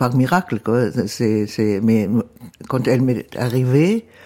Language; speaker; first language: French; non-native, fluent; German